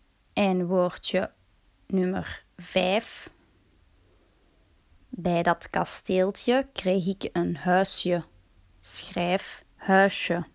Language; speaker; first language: Dutch; native; Dutch